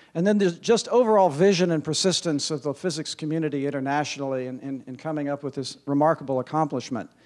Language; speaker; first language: English; native; English